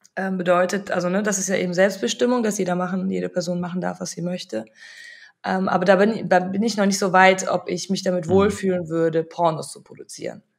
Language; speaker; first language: German; native; German